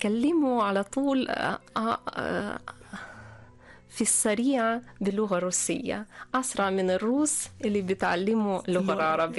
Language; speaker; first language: Arabic; non-native, fluent; Russian